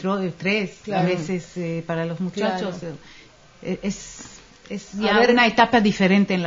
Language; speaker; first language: Spanish; non-native, fluent; Hebrew